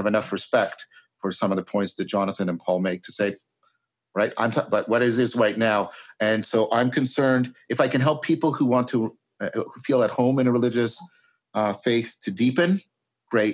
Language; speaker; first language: English; native; English